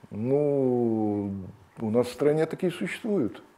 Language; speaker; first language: Russian; native; Russian